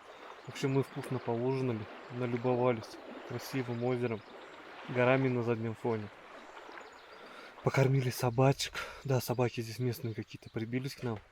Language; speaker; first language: Russian; native; Russian